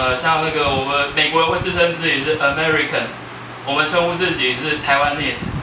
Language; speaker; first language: Chinese; native; Chinese